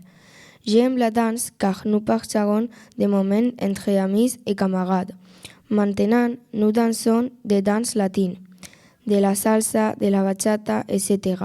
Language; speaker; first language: French; non-native, learner; Spanish